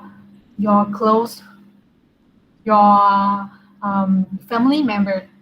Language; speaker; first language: English; non-native, learner; Vietnamese